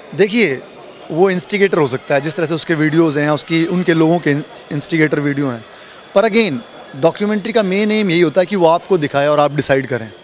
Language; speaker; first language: Hindi; native; Hindi